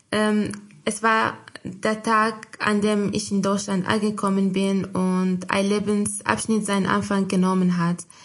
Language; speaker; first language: German; non-native, fluent; Arabic